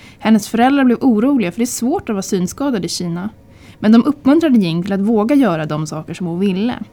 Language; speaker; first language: Swedish; native; Swedish